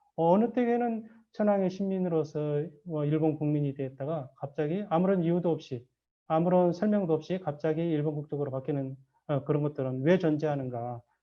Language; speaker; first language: Korean; native; Korean